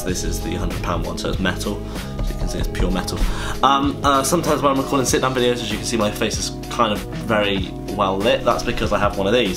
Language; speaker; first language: English; native; English